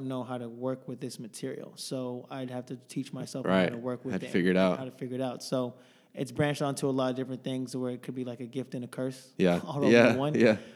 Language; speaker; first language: English; native; English